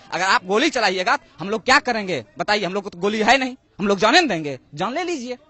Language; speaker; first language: Hindi; native; Hindi